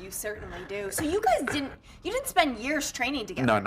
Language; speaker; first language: English; native; English